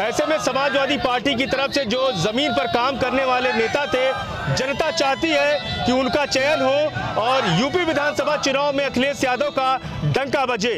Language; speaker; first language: Hindi; native; Hindi